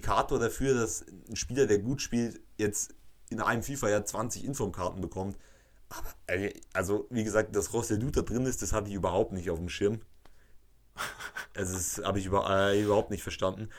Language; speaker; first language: German; native; German